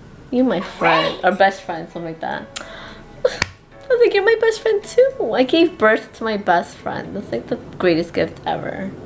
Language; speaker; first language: English; early bilingual, other home language; Spanish